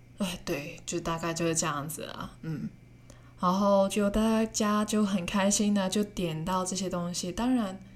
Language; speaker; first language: Chinese; non-native, local second language; Cantonese